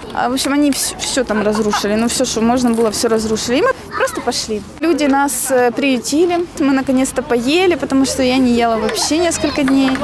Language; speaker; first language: Russian; native; Russian